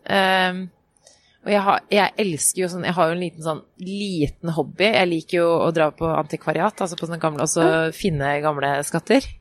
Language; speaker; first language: Norwegian; native; Norwegian